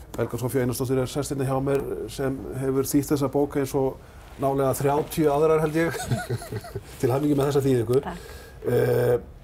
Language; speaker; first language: Icelandic; native; Icelandic